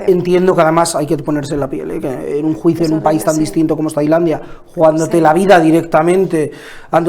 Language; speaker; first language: Spanish; native; Spanish